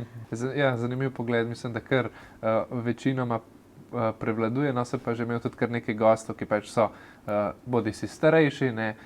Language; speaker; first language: Slovenian; native; Slovenian